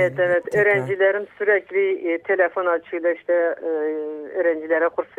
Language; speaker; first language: Turkish; non-native, local second language; Kurdish